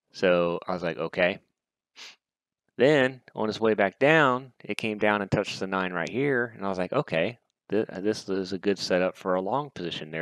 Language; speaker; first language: English; native; English